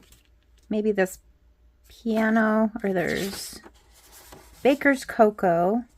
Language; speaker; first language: English; native; English